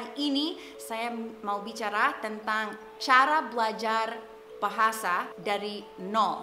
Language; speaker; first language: Indonesian; non-native, fluent; English